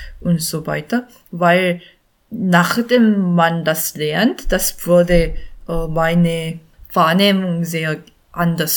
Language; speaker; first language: German; non-native, learner; Korean